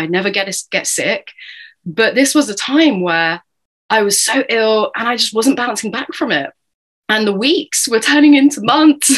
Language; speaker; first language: English; native; English